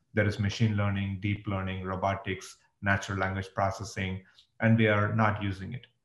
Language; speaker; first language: English; non-native, local second language; Tamil